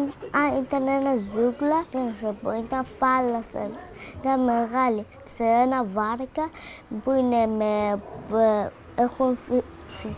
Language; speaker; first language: Greek; early bilingual, other home language; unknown